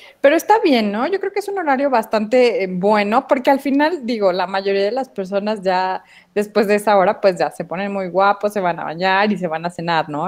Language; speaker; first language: Spanish; native; Spanish